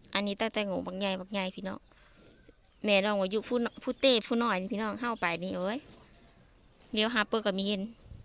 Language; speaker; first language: Thai; native; Thai